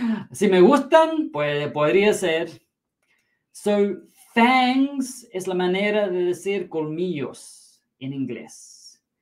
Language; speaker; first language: Spanish; non-native, fluent; English